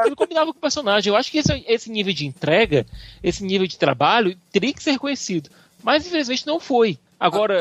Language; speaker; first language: Portuguese; native; Portuguese